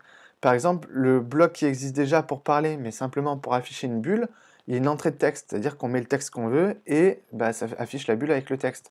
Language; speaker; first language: French; native; French